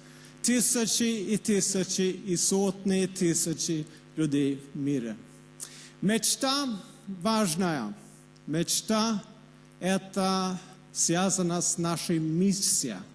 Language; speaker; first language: Russian; non-native, fluent; Swedish